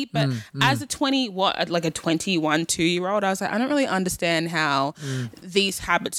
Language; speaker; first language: English; native; English